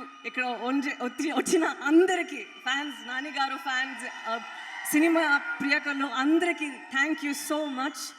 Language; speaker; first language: Telugu; non-native, fluent; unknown